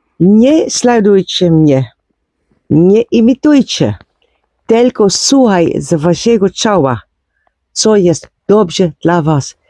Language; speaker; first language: Polish; non-native, learner; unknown